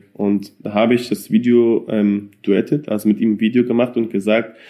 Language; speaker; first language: German; native; German